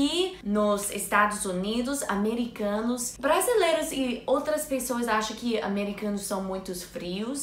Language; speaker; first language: Portuguese; non-native, learner; English